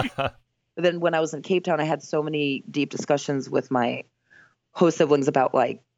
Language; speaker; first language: English; early bilingual, other home language; Greek